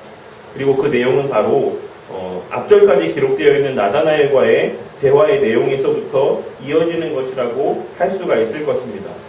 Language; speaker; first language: Korean; native; Korean